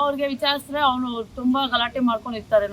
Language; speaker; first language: Kannada; non-native, local second language; Urdu